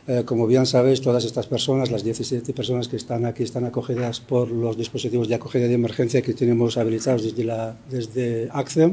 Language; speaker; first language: Spanish; native; Spanish